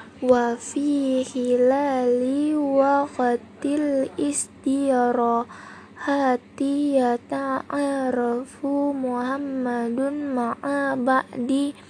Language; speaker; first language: Arabic; non-native, learner; Indonesian